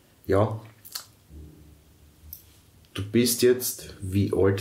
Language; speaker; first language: German; native; German